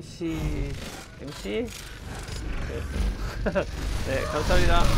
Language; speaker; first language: Korean; non-native, learner; German